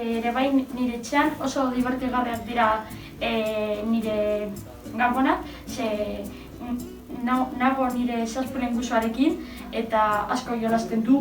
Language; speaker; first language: Basque; non-native, local second language; Spanish